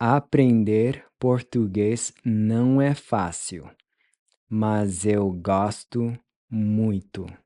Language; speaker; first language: Portuguese; non-native, fluent; English